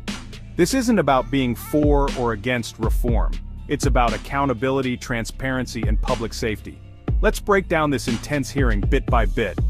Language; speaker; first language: English; native; English